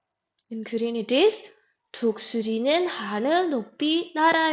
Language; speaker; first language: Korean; non-native, fluent; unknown